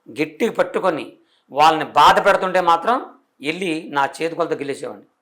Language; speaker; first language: Telugu; non-native, local second language; Koya